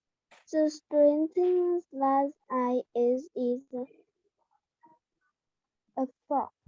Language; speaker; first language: English; non-native, learner; Vietnamese